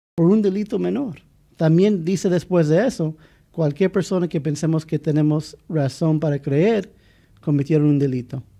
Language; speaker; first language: Spanish; non-native, fluent; English